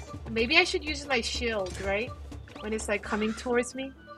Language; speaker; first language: English; non-native, fluent; Korean